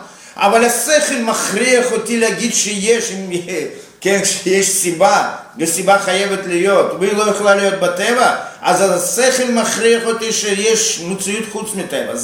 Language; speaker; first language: Hebrew; non-native, fluent; Russian